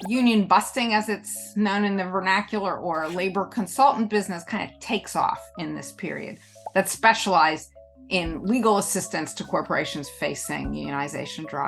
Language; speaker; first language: English; native; English